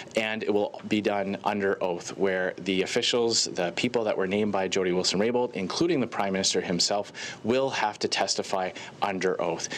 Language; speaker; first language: English; native; English